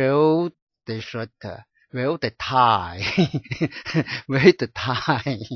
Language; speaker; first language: English; non-native, learner; Chinese